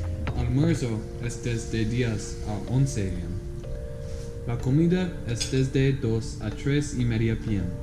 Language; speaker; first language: Spanish; non-native, learner; English